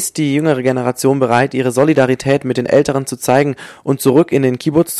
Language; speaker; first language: German; native; German